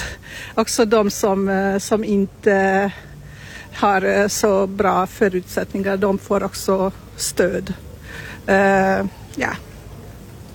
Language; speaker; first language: Swedish; non-native, fluent; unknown